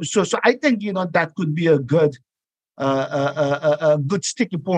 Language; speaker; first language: English; non-native, local second language; Nepali